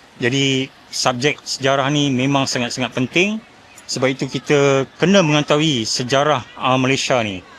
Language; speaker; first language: Malay; native; Malay